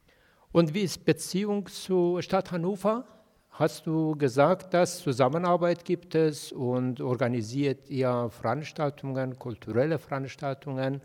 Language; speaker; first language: German; non-native, fluent; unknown